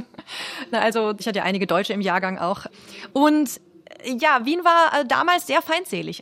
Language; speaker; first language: German; native; German